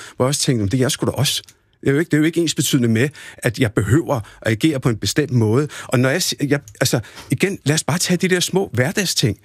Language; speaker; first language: Danish; early bilingual, other home language; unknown